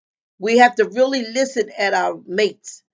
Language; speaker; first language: English; native; English